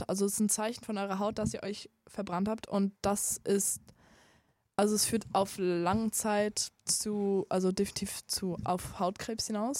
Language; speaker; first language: German; native; German